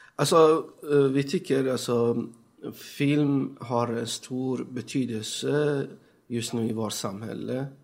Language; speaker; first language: Swedish; non-native, fluent; Persian